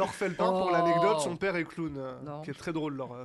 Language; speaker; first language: French; native; French